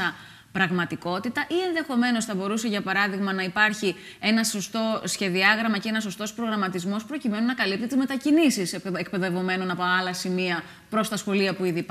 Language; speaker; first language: Greek; native; Greek